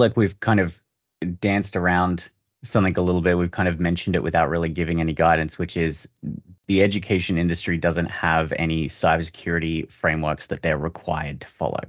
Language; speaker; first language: English; native; English